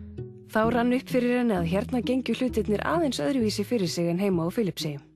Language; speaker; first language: Icelandic; native; Icelandic